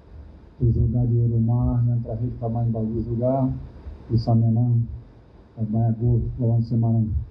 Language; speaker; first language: Indonesian; non-native, fluent; Thai